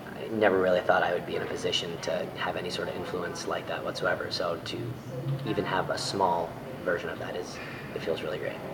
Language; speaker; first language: English; native; English